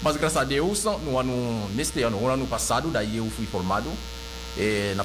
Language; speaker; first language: Portuguese; non-native, local second language; Haitian Creole